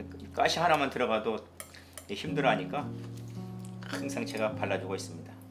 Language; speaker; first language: Korean; native; Korean